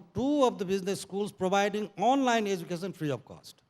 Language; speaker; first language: English; non-native, local second language; Nepali